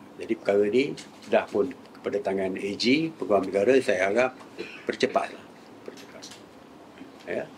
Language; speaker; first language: Malay; native; Malay